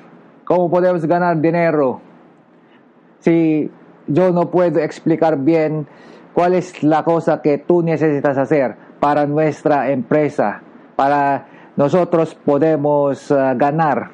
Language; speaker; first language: Spanish; non-native, learner; Filipino